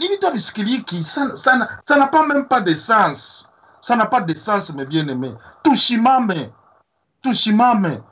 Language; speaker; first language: French; non-native, local second language; Swahili